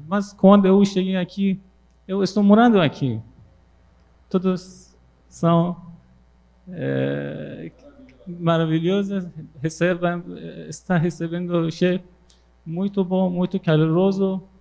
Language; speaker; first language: Portuguese; non-native, learner; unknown